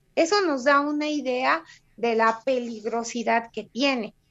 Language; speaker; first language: Spanish; non-native, fluent; Russian